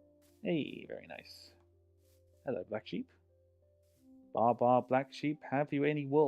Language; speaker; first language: English; native; English